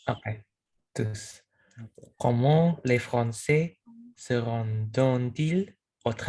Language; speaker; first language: French; non-native, learner; Indonesian